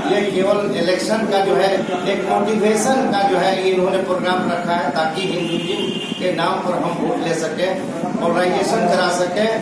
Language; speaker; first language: Hindi; native; Hindi